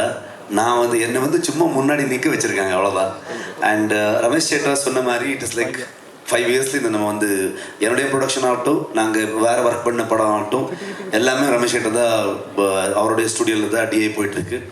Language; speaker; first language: Tamil; non-native, local second language; Kannada